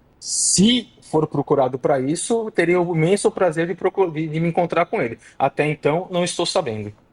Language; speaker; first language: Portuguese; native; Portuguese